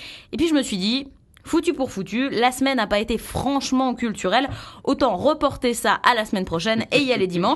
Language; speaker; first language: French; native; French